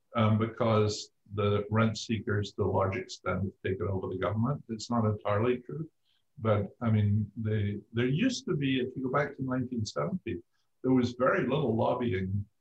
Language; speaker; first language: English; native; English